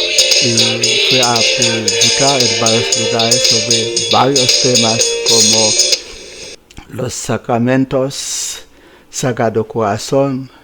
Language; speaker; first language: Spanish; non-native, fluent; Haitian Creole